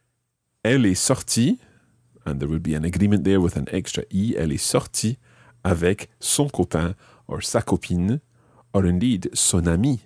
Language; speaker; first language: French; non-native, fluent; English